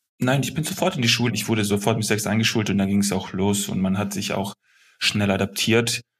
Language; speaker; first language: German; early bilingual, other home language; Serbian